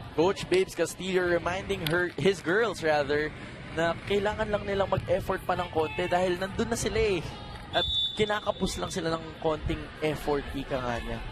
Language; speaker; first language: Filipino; native; Filipino